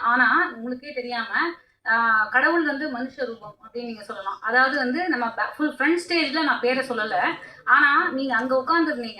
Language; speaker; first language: Tamil; native; Tamil